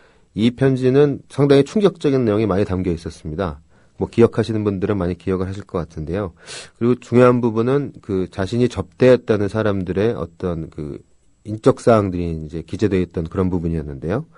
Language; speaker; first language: Korean; native; Korean